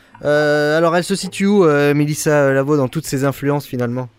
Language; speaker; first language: French; native; French